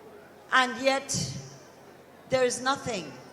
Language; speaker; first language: English; native; English